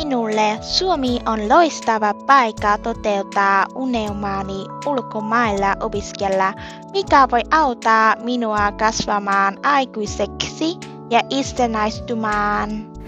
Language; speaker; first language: Finnish; non-native, learner; Vietnamese